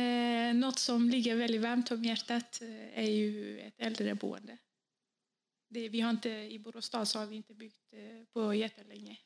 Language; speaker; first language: Swedish; non-native, fluent; Kurdish